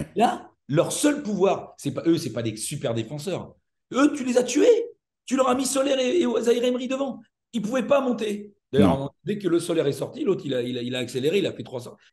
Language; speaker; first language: French; native; French